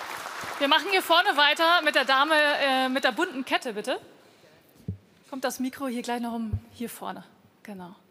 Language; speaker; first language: German; native; German